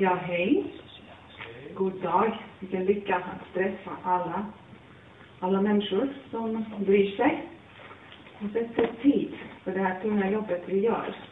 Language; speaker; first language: Swedish; non-native, fluent; Latvian